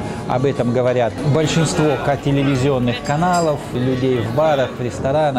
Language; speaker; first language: Russian; native; Russian